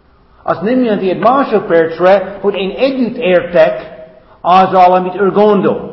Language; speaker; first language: Hungarian; non-native, fluent; English